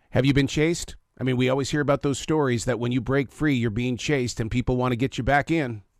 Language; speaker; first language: English; native; English